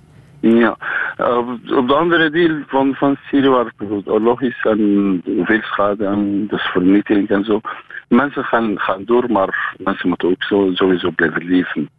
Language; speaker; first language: Dutch; non-native, fluent; Arabic